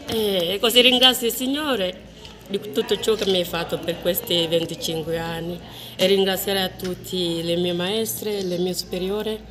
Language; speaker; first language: Italian; non-native, fluent; Swahili